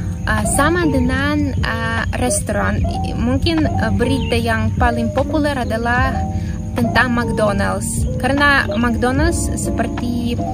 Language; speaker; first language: Indonesian; non-native, fluent; Russian